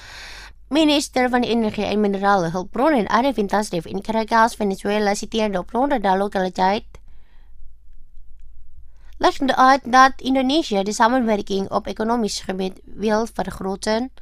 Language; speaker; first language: Dutch; non-native, learner; Indonesian